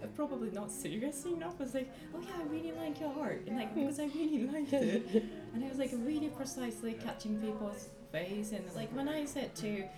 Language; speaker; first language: English; non-native, fluent; Japanese